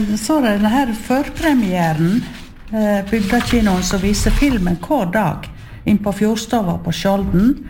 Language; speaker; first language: Norwegian; native; Norwegian